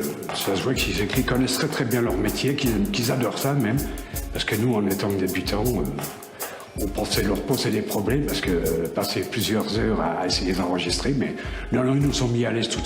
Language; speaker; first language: French; native; French